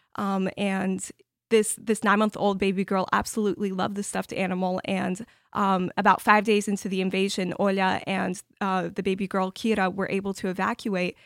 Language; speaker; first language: English; early bilingual, other home language; Ukrainian